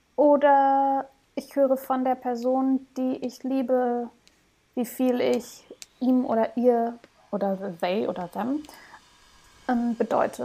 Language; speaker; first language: German; early bilingual, heritage; German